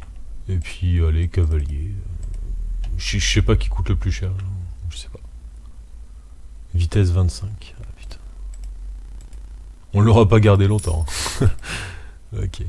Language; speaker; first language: French; native; French